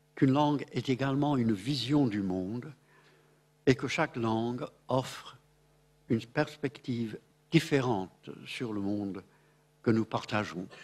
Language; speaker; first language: French; non-native, fluent; English